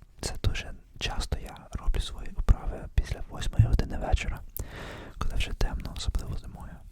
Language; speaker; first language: Ukrainian; early bilingual, heritage; Ukrainian